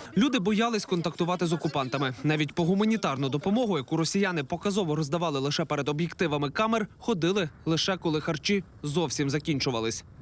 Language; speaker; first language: Ukrainian; native; Ukrainian